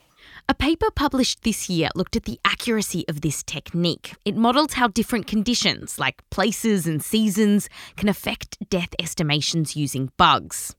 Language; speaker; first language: English; native; English